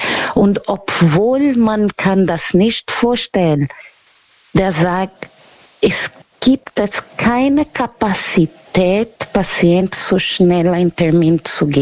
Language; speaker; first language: German; non-native, learner; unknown